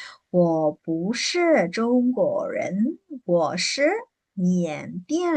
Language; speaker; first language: Chinese; non-native, fluent; Burmese